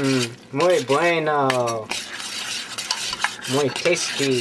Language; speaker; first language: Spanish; non-native, learner; English